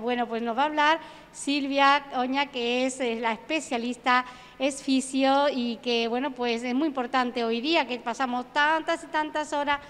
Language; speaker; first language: Spanish; native; Spanish